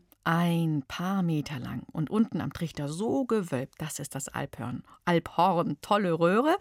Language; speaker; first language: German; native; German